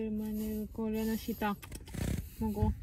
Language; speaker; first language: Korean; non-native, learner; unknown